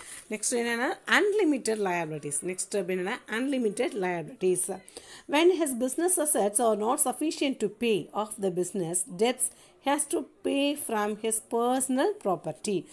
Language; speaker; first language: English; non-native, local second language; Tamil